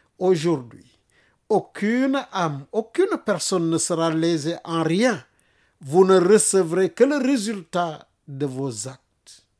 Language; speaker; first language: French; non-native, local second language; Wolof